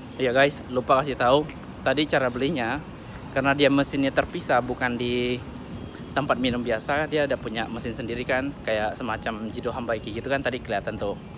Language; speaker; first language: Indonesian; native; Indonesian